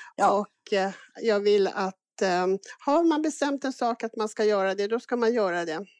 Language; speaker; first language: Swedish; native; Swedish